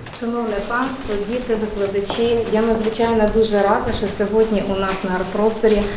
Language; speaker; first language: Ukrainian; native; Ukrainian